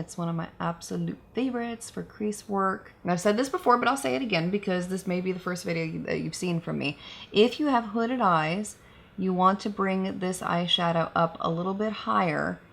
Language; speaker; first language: English; native; English